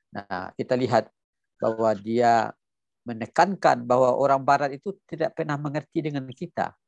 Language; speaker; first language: Indonesian; non-native, local second language; Minangkabau